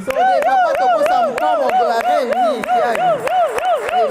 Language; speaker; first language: Danish; non-native, learner; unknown